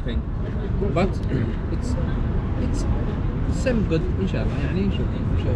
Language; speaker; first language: English; non-native, learner; Arabic